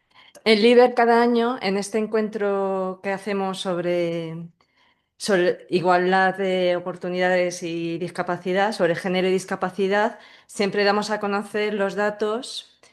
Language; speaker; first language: Spanish; native; Spanish